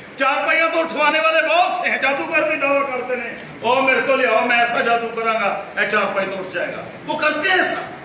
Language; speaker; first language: Urdu; non-native, local second language; Punjabi